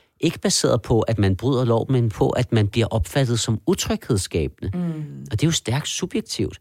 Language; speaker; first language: Danish; early bilingual, other home language; Persian